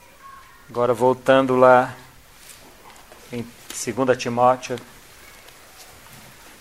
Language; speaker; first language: Portuguese; native; Portuguese